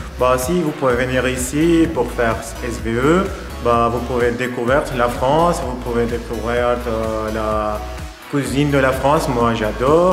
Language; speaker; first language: French; non-native, learner; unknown